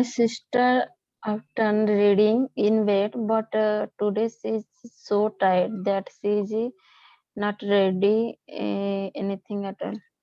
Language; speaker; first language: English; non-native, learner; Hindi